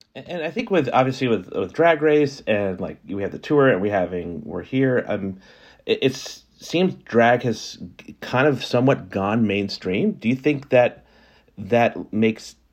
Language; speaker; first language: English; native; English